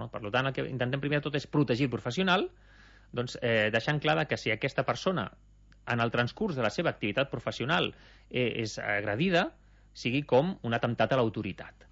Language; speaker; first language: Catalan; native; Catalan